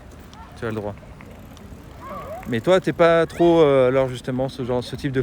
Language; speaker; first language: French; native; French